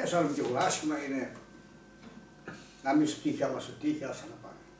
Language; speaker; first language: Greek; native; Greek